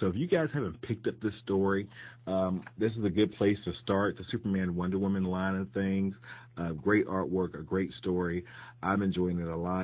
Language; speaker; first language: English; native; English